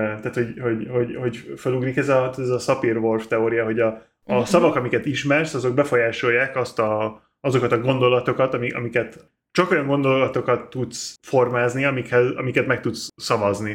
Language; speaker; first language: Hungarian; non-native, fluent; English